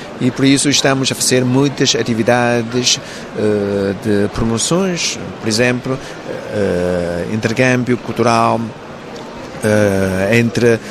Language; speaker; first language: Portuguese; non-native, local second language; Cantonese